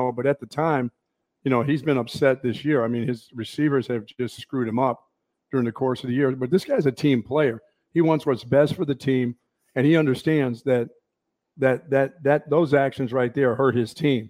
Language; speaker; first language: English; native; English